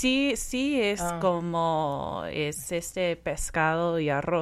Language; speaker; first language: Spanish; non-native, fluent; English